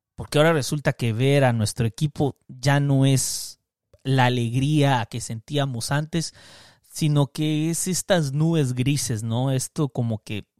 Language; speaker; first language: Spanish; native; Spanish